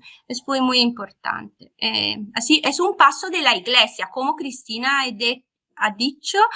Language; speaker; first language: Spanish; non-native, fluent; Italian